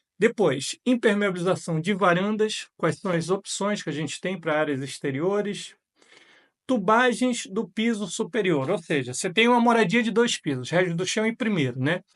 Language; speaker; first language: Portuguese; native; Portuguese